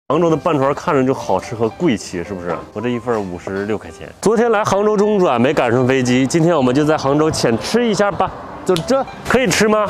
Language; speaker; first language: Chinese; native; Chinese